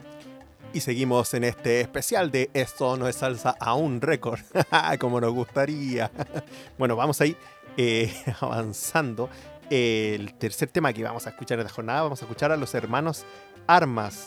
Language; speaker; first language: Spanish; native; Spanish